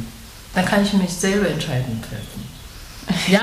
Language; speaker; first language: German; non-native, learner; Chinese